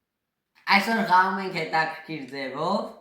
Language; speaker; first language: Armenian; early bilingual, heritage; Armenian